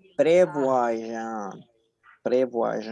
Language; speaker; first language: French; non-native, learner; Spanish